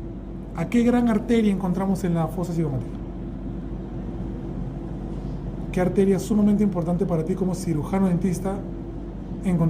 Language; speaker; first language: Spanish; native; Spanish